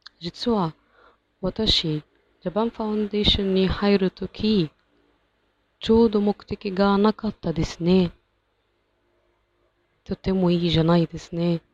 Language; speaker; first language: Japanese; non-native, learner; Arabic